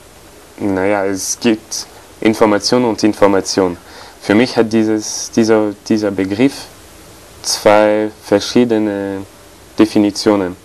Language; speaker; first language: German; non-native, fluent; French